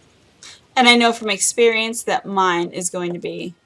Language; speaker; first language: English; native; English